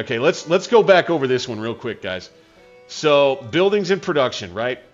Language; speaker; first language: English; native; English